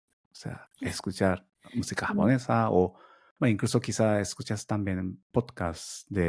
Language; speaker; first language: Spanish; non-native, fluent; Japanese